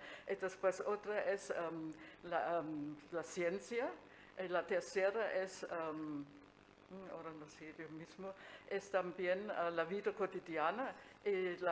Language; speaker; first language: Spanish; non-native, fluent; German